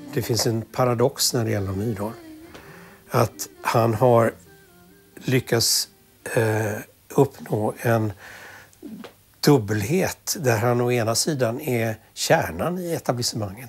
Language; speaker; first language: Swedish; native; Swedish